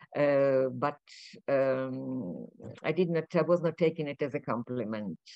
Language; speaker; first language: English; non-native, fluent; Ukrainian